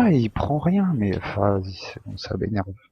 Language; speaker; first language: French; native; French